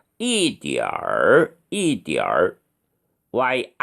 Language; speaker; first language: Chinese; non-native, fluent; Korean